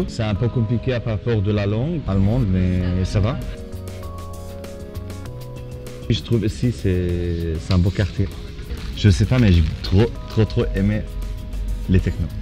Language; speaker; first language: French; non-native, fluent; Arabic